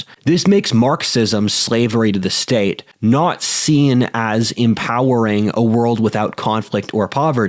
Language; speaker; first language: English; native; English